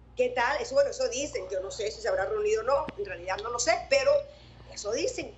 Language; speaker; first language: Spanish; native; Spanish